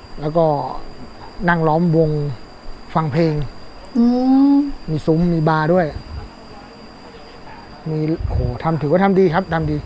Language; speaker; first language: Thai; native; Thai